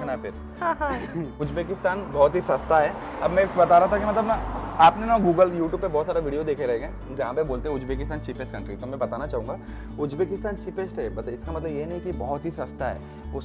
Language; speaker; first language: Hindi; native; Hindi